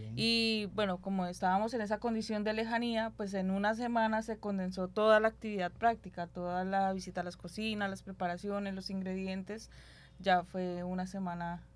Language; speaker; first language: Spanish; native; Spanish